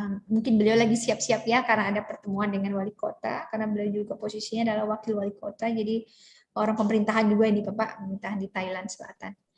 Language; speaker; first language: Indonesian; native; Indonesian